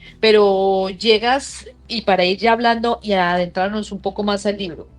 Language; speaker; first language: Spanish; native; Spanish